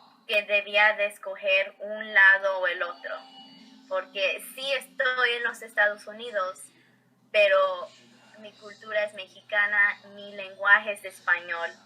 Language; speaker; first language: Spanish; early bilingual, heritage; Spanish